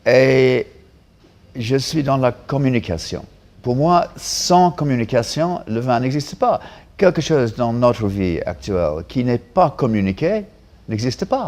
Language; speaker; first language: French; non-native, fluent; English